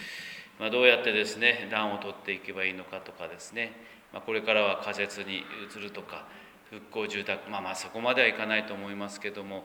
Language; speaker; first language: Japanese; native; Japanese